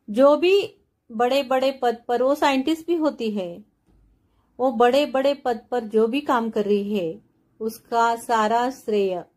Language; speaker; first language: Hindi; non-native, local second language; Marathi